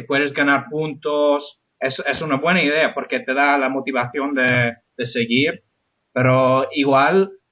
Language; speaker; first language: Spanish; non-native, fluent; English